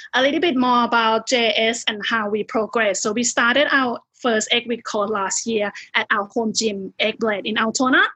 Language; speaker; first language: English; non-native, fluent; Thai